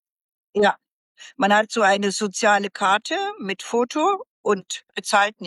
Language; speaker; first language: German; native; German